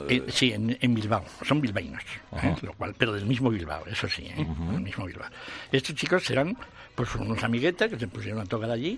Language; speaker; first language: Spanish; native; Spanish